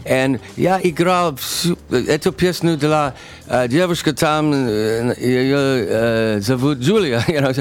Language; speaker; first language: Russian; non-native, learner; English